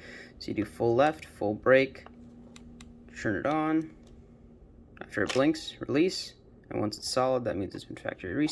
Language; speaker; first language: English; native; English